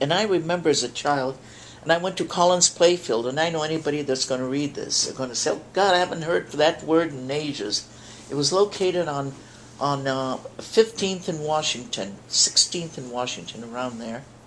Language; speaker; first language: English; early bilingual, other home language; Spanish